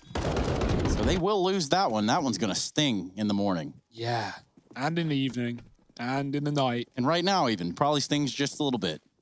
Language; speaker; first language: English; native; English